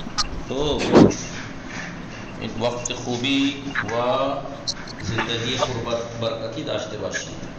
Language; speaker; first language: Persian; non-native, fluent; Urdu